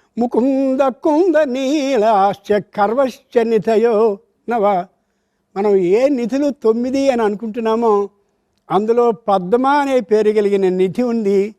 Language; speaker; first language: Telugu; native; Telugu